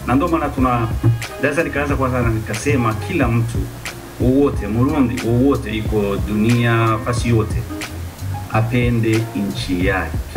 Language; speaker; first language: Swahili; non-native, local second language; Rundi